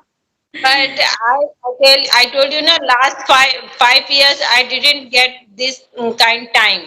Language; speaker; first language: English; non-native, learner; Hindi